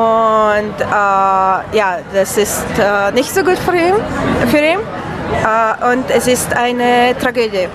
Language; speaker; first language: German; non-native, learner; Romanian